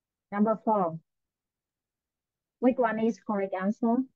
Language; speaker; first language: English; non-native, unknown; Vietnamese